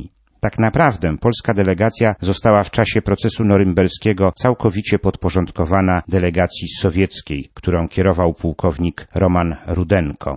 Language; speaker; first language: Polish; native; Polish